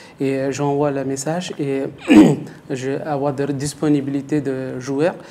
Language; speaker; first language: French; non-native, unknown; Tamil